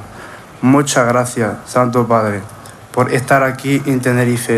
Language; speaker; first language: Spanish; non-native, fluent; Arabic